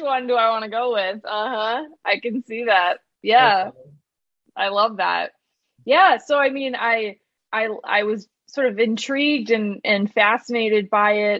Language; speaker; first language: English; native; English